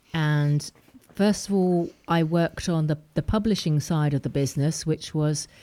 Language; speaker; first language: English; native; English